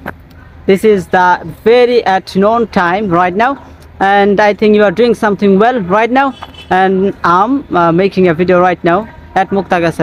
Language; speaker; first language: English; non-native, learner; Bangla